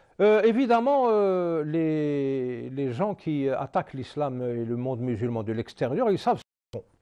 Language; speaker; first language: French; non-native, local second language; Arabic